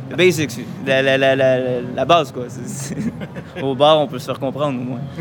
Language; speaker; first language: French; native; French